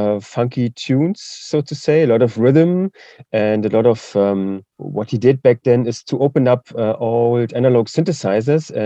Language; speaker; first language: English; non-native, fluent; German